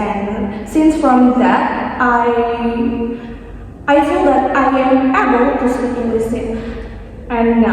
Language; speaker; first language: English; non-native, fluent; Indonesian